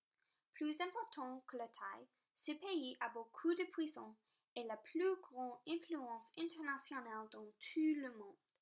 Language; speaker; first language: French; non-native, local second language; English